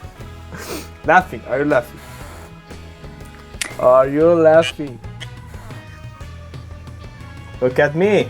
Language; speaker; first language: English; non-native, learner; Persian